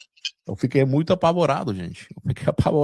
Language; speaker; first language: Portuguese; non-native, fluent; Spanish